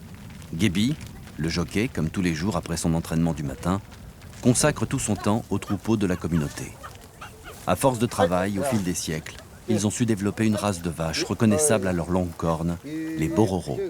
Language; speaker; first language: French; native; French